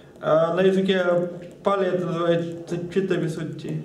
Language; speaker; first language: Russian; native; Russian